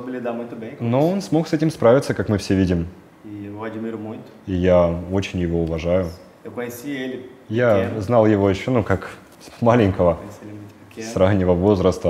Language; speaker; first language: Russian; non-native, fluent; Portuguese